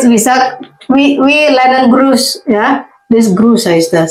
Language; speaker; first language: German; non-native, learner; Indonesian